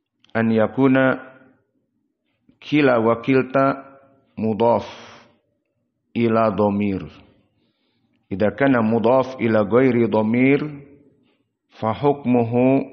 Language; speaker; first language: Arabic; non-native, fluent; Indonesian